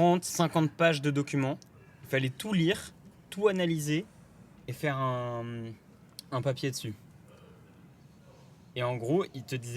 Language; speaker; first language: French; native; French